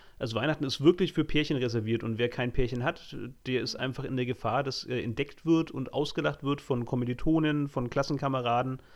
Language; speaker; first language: German; native; German